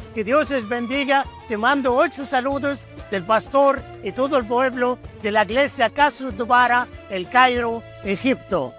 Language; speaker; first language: Spanish; non-native, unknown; Arabic